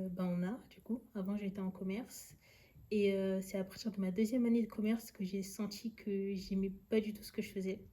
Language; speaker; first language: French; early bilingual, other home language; Lingala